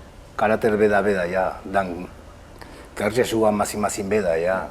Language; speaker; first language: Indonesian; non-native, fluent; Spanish